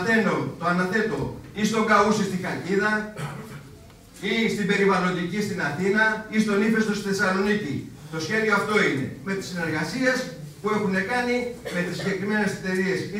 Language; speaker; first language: Greek; native; Greek